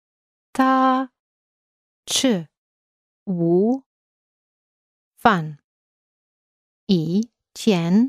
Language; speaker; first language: Chinese; non-native, learner; English